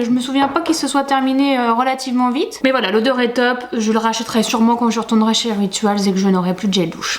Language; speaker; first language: French; native; French